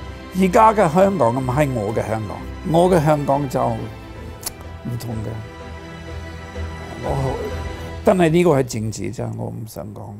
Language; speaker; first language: Chinese; non-native, fluent; English